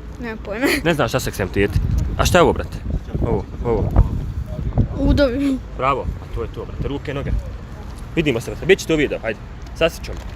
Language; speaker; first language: Bosnian; native; Bosnian